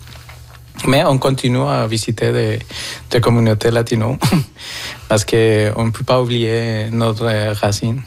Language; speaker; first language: French; non-native, fluent; Spanish